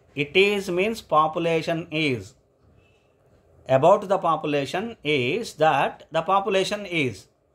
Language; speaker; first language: English; non-native, local second language; Telugu